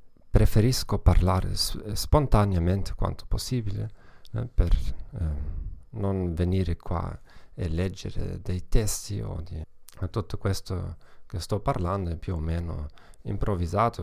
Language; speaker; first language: Italian; non-native, learner; German